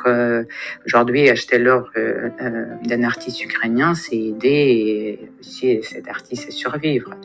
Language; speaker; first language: French; non-native, fluent; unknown